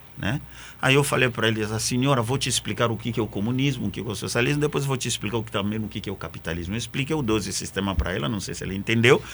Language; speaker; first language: Portuguese; non-native, fluent; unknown